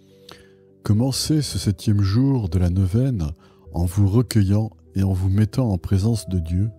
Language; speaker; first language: French; native; French